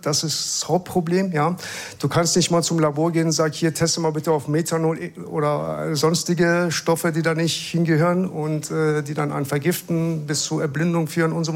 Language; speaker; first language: German; early bilingual, other home language; Persian